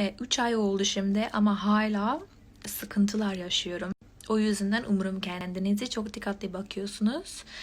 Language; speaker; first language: Turkish; non-native, fluent; English